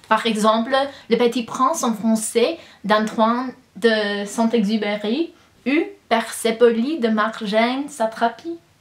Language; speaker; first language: French; non-native, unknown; English